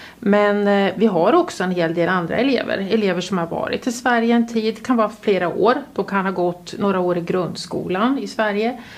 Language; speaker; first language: Swedish; native; Swedish